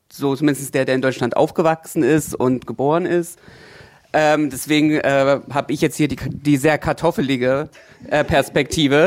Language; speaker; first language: German; native; German